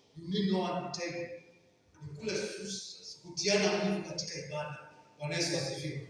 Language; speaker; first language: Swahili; non-native, local second language; Kamba